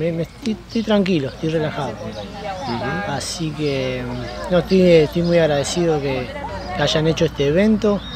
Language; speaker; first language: Spanish; native; Spanish